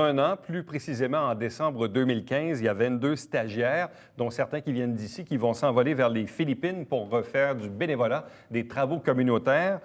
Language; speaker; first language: French; native; French